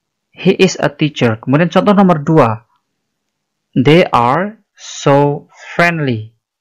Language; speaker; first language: English; non-native, fluent; Indonesian